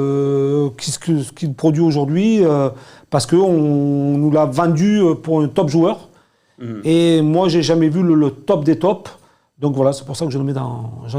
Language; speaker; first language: French; native; French